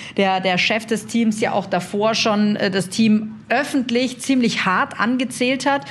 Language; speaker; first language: German; native; German